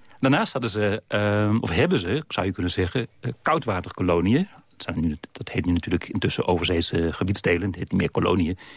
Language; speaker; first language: Dutch; native; Dutch